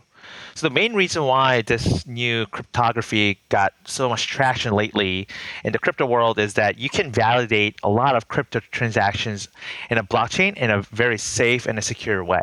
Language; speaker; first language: English; native; English